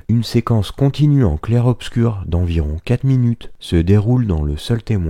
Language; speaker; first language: French; native; French